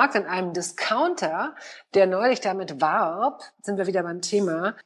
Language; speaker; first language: German; native; German